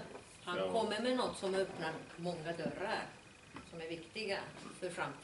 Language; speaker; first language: Swedish; non-native, fluent; Spanish